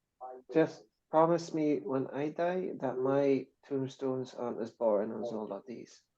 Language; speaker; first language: English; native; English